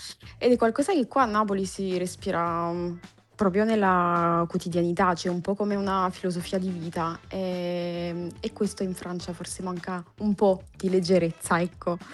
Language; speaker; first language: Italian; non-native, fluent; French